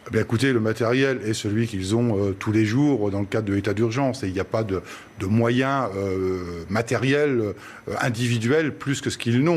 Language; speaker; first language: French; native; French